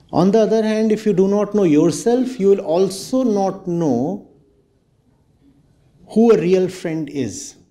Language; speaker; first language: English; non-native, local second language; Hindi